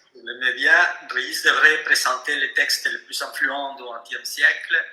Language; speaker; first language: French; non-native, fluent; Spanish